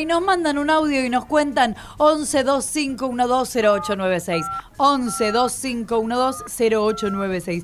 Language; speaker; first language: Spanish; native; Spanish